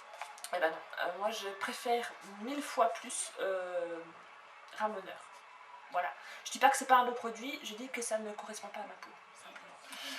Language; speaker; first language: French; native; French